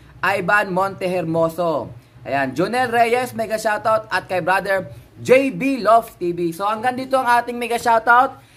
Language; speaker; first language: Filipino; native; Filipino